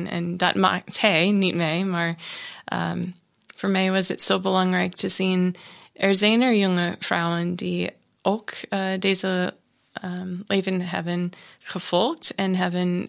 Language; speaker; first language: Dutch; non-native, learner; English